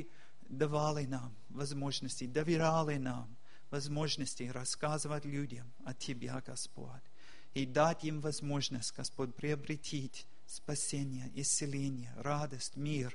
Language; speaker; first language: Russian; non-native, fluent; English